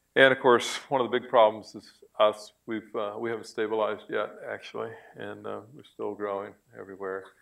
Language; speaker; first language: English; native; English